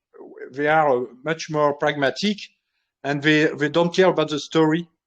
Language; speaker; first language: English; non-native, learner; French